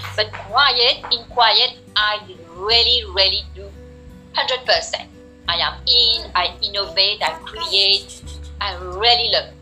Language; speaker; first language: English; non-native, fluent; French